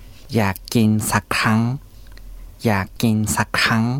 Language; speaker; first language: Thai; non-native, fluent; Japanese